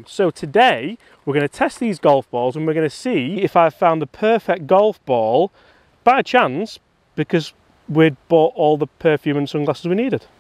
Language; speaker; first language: English; native; English